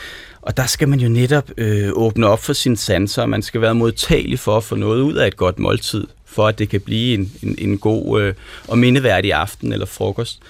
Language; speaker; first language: Danish; native; Danish